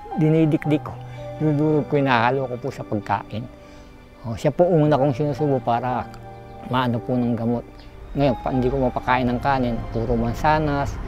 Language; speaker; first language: Filipino; native; Filipino